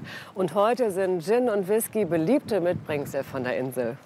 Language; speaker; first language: German; native; German